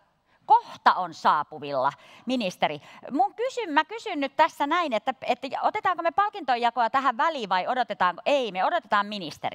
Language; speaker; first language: Finnish; native; Finnish